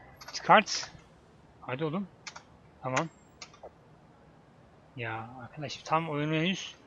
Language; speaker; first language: Turkish; native; Turkish